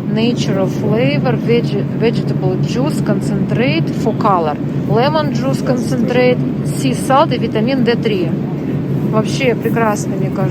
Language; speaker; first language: Russian; native; Russian